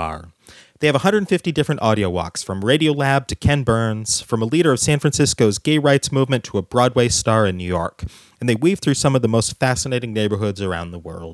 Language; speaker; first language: English; native; English